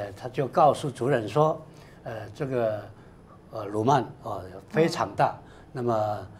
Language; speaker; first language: Chinese; native; Chinese